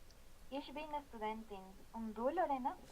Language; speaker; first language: German; non-native, learner; Spanish